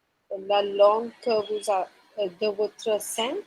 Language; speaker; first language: French; non-native, fluent; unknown